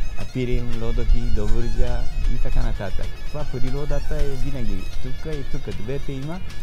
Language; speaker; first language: Bulgarian; non-native, learner; Japanese